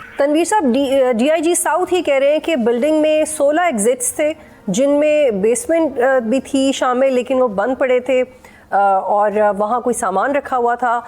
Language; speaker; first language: Urdu; native; Urdu